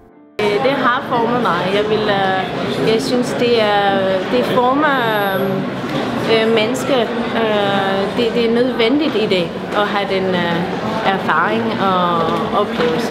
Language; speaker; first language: Danish; non-native, fluent; French